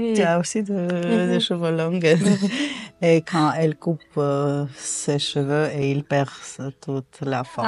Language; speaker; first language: French; non-native, fluent; Armenian